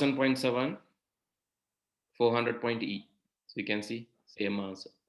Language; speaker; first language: English; non-native, local second language; Sinhala